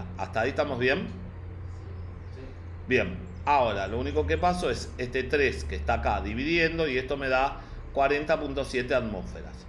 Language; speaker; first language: Spanish; native; Spanish